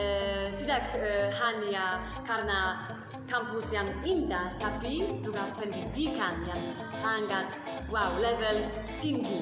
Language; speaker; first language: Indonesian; non-native, learner; Polish